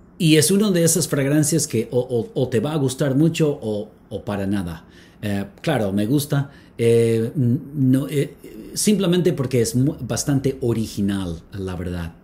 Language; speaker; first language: Spanish; non-native, fluent; English